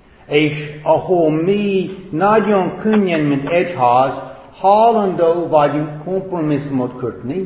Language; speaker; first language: Hungarian; non-native, fluent; English